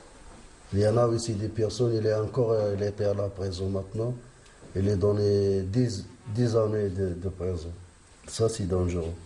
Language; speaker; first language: French; non-native, local second language; Arabic